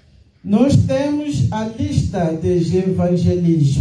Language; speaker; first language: Portuguese; non-native, local second language; Lingala